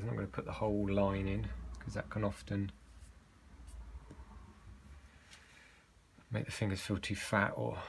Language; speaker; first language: English; native; English